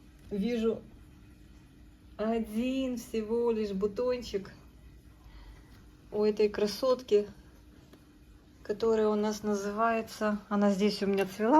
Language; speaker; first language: Russian; native; Russian